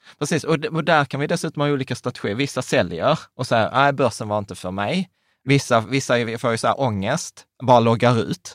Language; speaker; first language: Swedish; early bilingual, other home language; Czech